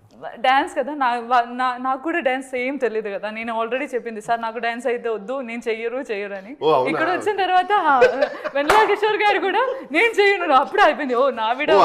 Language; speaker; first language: Telugu; non-native, learner; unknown